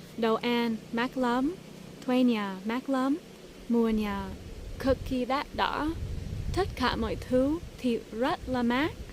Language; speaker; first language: Vietnamese; early bilingual, heritage; English